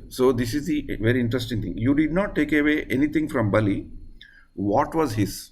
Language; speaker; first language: English; non-native, local second language; Telugu